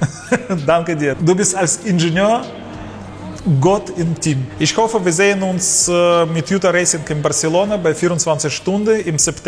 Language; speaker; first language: German; non-native, learner; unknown